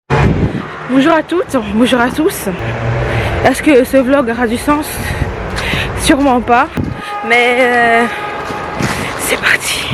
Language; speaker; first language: French; early bilingual, other home language; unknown